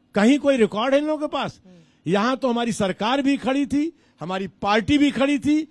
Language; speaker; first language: Hindi; native; Hindi